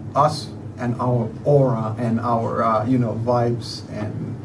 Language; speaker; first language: English; non-native, fluent; Finnish